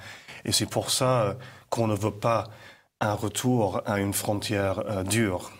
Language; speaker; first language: French; non-native, fluent; English